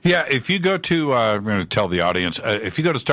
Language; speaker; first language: English; native; English